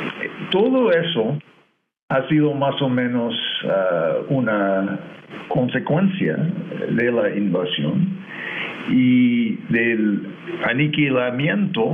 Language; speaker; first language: Spanish; non-native, fluent; English